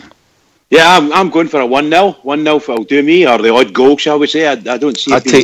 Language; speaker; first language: English; native; English